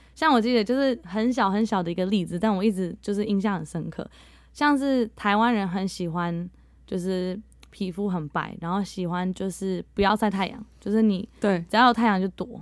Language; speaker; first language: Chinese; early bilingual, heritage; Chinese